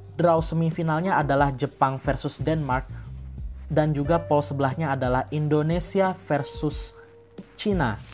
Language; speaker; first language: Indonesian; native; Indonesian